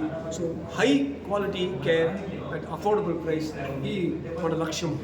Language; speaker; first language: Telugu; non-native, learner; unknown